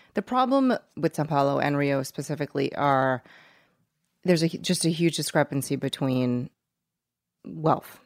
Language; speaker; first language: English; early bilingual, other home language; Portuguese